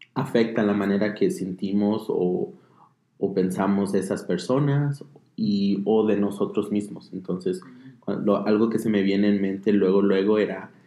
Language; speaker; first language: Spanish; early bilingual, heritage; Spanish